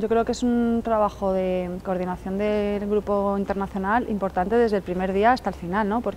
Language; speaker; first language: Spanish; native; Spanish